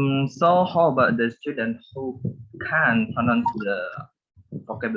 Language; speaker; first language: English; non-native, learner; Indonesian